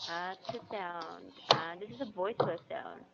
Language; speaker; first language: English; non-native, fluent; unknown